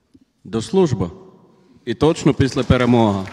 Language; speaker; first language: Ukrainian; non-native, learner; Finnish